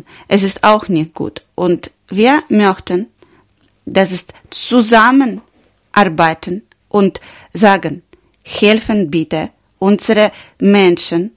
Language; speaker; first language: German; non-native, learner; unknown